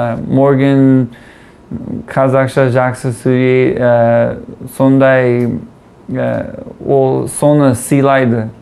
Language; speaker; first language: Kazakh; non-native, learner; English